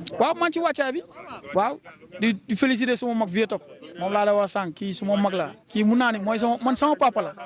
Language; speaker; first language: Wolof; native; Wolof